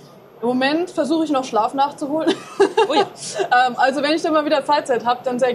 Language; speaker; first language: German; native; German